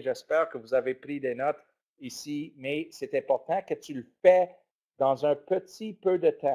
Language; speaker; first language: French; non-native, learner; English